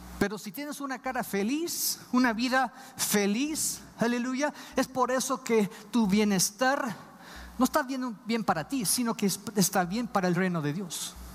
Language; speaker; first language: Spanish; non-native, fluent; English